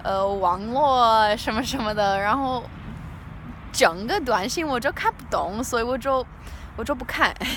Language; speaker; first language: Chinese; non-native, learner; English